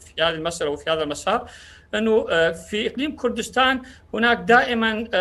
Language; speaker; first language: Arabic; non-native, local second language; Central Kurdish